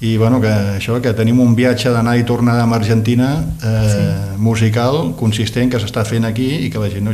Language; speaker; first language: Catalan; native; Catalan